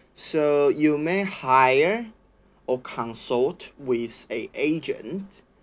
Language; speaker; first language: English; non-native, learner; Chinese